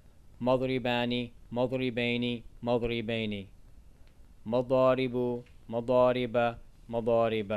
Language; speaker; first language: Arabic; non-native, fluent; English